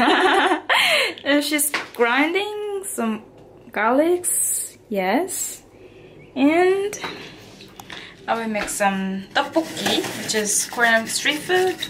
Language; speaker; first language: English; non-native, learner; Korean